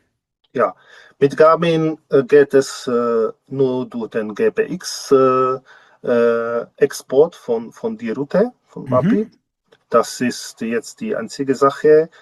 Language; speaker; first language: German; non-native, learner; Czech